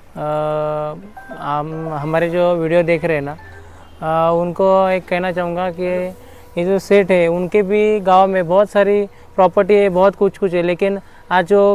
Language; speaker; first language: Hindi; non-native, local second language; Marathi